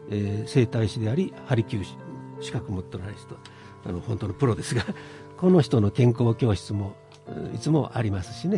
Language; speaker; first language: Japanese; native; Japanese